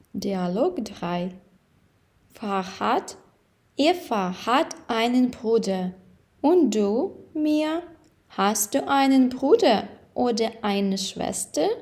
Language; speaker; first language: German; non-native, fluent; Ukrainian